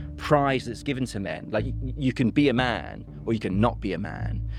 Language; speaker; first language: English; non-native, fluent; Spanish